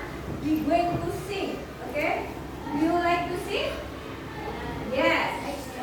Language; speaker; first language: English; non-native, learner; Indonesian